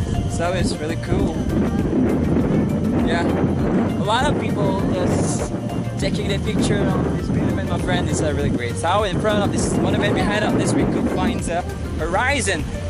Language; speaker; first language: English; non-native, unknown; Indonesian